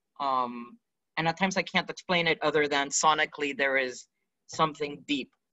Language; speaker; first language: English; non-native, local second language; Spanish